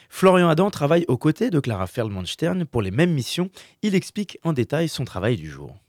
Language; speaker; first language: French; native; French